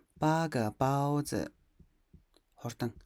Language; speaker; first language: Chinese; non-native, fluent; Mongolian